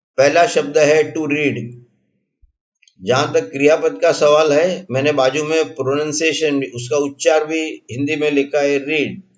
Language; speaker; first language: Hindi; non-native, local second language; Gujarati